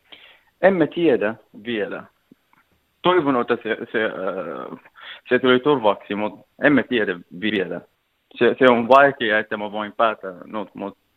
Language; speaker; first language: Finnish; non-native, learner; Arabic